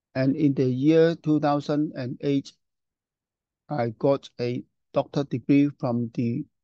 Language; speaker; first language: English; non-native, local second language; Chinese